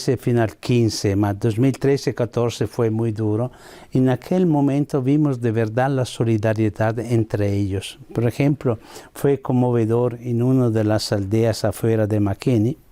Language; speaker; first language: Spanish; non-native, fluent; Italian